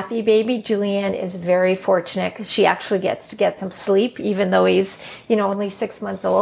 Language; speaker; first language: English; native; English